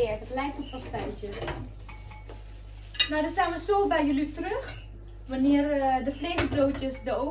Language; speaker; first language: Dutch; native; Dutch